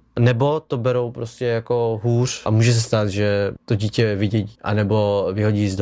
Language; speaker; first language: Czech; early bilingual, other home language; Vietnamese